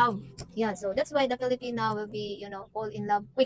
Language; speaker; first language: English; non-native, local second language; Cebuano